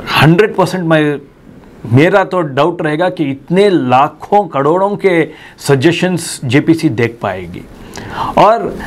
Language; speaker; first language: Hindi; native; Hindi